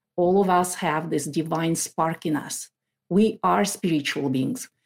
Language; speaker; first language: English; non-native, fluent; Kazakh